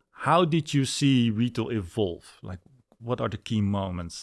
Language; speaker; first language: English; non-native, fluent; Dutch